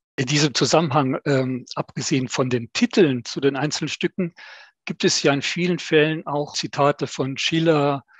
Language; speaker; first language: German; native; German